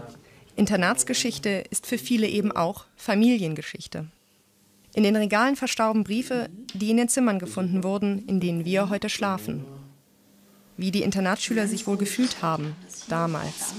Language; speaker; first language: German; native; German